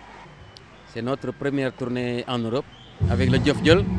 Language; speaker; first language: French; non-native, local second language; Wolof